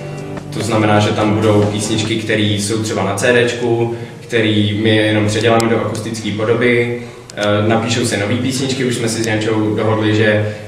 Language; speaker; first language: Czech; native; Czech